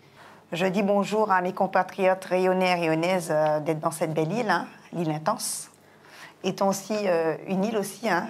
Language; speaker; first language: French; non-native, local second language; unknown